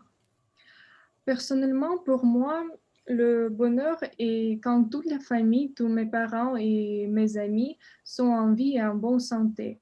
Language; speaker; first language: French; non-native, learner; Russian